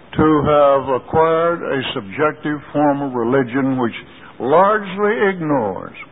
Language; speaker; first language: English; native; English